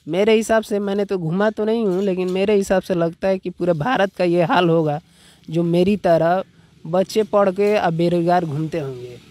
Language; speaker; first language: Hindi; native; Hindi